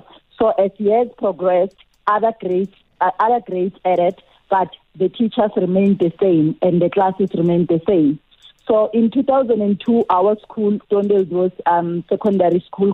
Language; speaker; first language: English; non-native, local second language; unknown